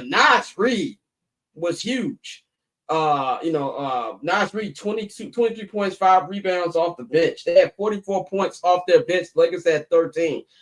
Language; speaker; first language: English; native; English